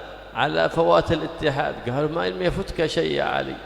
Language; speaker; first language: Arabic; native; Arabic